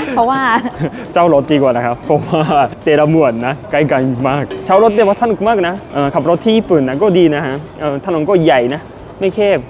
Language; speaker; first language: Thai; non-native, learner; Japanese